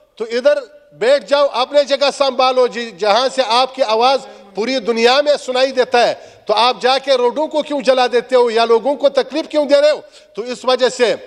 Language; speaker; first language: Urdu; non-native, local second language; Pashto